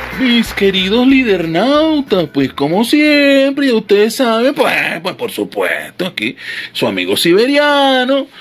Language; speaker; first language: Spanish; native; Spanish